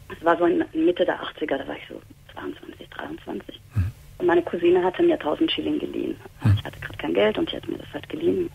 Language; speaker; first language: German; native; German